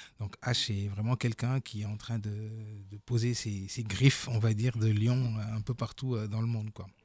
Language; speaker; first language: French; non-native, local second language; Wolof